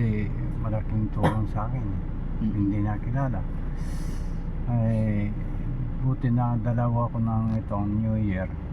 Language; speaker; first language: Filipino; non-native, learner; Japanese